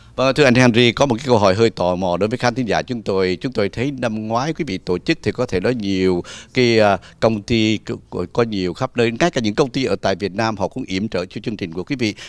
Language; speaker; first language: Vietnamese; native; Vietnamese